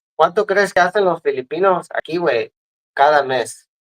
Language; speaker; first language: Spanish; early bilingual, other home language; English